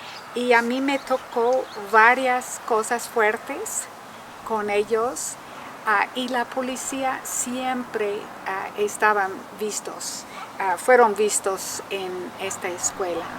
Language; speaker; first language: Spanish; non-native, fluent; English